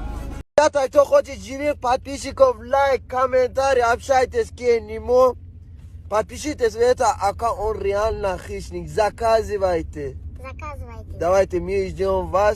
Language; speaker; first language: Russian; non-native, learner; Tajik